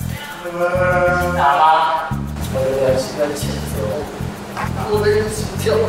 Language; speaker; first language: Chinese; native; Chinese